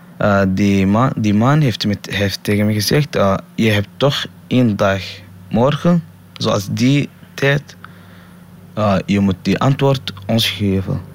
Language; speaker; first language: Dutch; non-native, learner; Somali